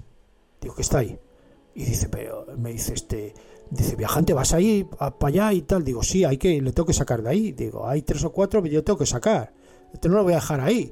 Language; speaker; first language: Spanish; native; Spanish